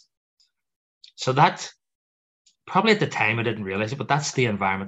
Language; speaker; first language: English; native; English